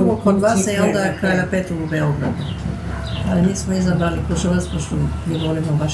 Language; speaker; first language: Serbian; early bilingual, heritage; Serbian